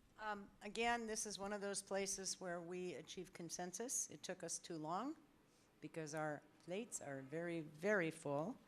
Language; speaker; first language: English; native; English